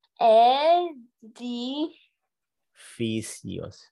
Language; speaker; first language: Spanish; non-native, learner; English